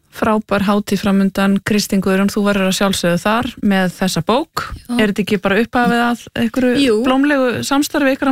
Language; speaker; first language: Icelandic; native; Icelandic